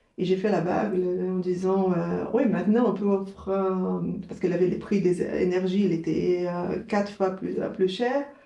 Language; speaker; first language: French; non-native, fluent; Portuguese